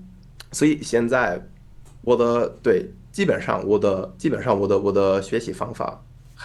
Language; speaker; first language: Chinese; non-native, fluent; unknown